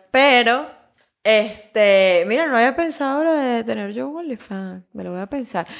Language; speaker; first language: Spanish; native; Spanish